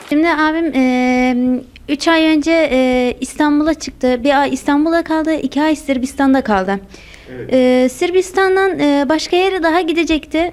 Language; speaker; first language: Turkish; non-native, local second language; Arabic